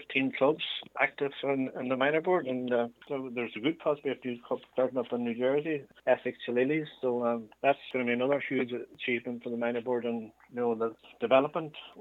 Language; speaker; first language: English; native; English